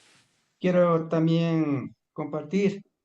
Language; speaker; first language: Spanish; non-native, local second language; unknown